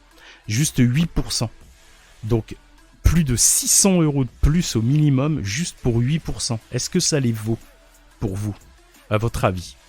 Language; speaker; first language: French; native; French